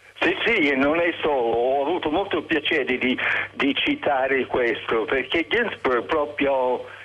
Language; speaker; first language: Italian; non-native, fluent; English